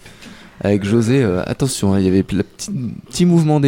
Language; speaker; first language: French; native; French